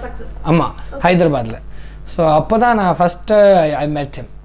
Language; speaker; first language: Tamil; early bilingual, heritage; Tamil